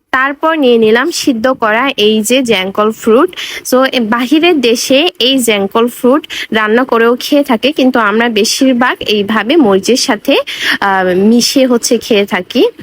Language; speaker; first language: Bangla; non-native, local second language; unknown